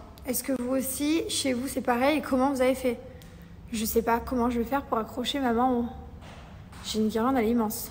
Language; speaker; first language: French; native; French